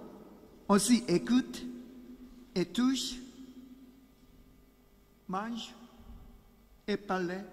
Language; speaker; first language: French; non-native, learner; Japanese